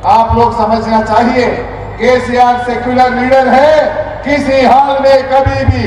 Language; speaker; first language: Hindi; non-native, local second language; Telugu